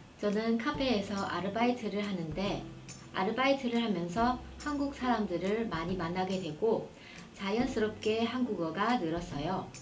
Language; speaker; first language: Korean; non-native, fluent; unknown